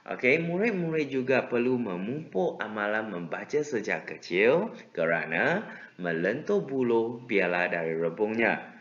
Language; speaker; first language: Malay; non-native, local second language; Chinese